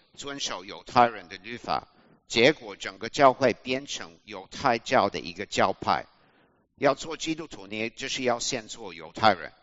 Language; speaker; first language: Chinese; non-native, fluent; English